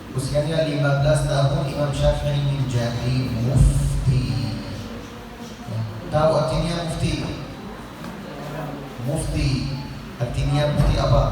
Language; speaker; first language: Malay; non-native, learner; Arabic